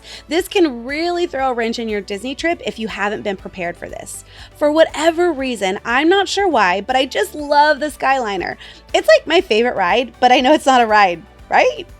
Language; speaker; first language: English; native; English